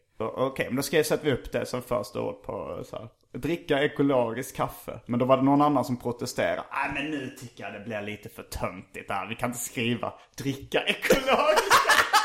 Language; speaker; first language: Swedish; native; Swedish